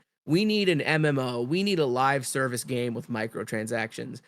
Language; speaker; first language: English; native; English